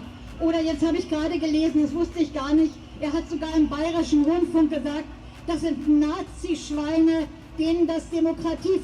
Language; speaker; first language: German; native; German